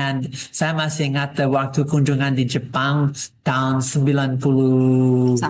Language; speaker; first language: Indonesian; non-native, fluent; English